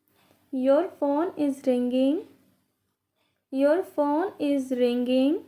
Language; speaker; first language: English; non-native, local second language; Hindi